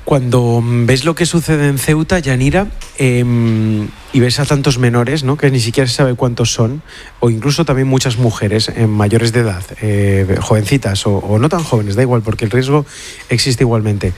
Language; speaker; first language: Spanish; native; Spanish